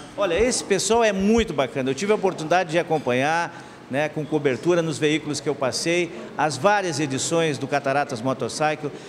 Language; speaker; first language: Portuguese; native; Portuguese